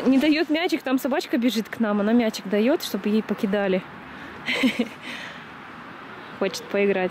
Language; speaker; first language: Russian; native; Russian